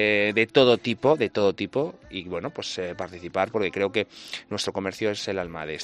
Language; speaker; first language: Spanish; native; Spanish